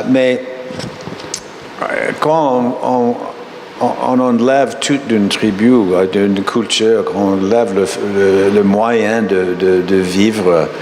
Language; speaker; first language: French; non-native, fluent; English